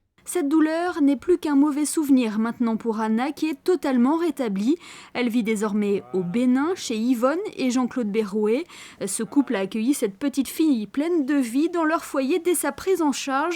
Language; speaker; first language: French; native; French